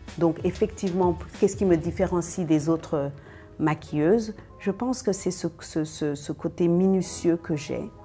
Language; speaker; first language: French; early bilingual, other home language; Wolof